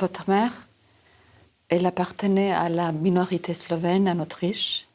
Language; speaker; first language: French; non-native, fluent; Serbian